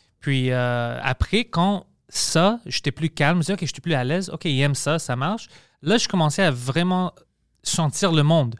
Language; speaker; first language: French; non-native, local second language; English